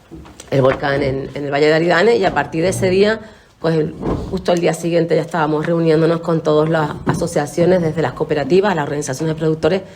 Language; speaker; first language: Spanish; native; Spanish